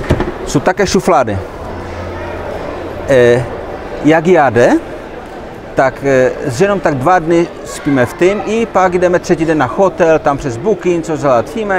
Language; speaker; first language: Polish; non-native, learner; Czech